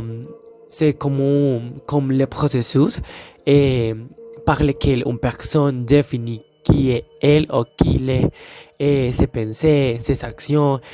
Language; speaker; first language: French; non-native, learner; Spanish